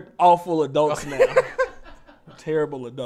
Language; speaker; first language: English; native; English